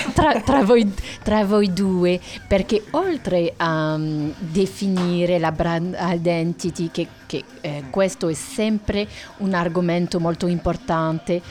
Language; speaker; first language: Italian; non-native, fluent; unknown